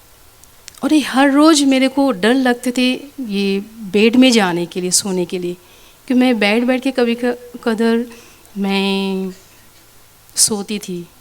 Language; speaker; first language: Hindi; non-native, local second language; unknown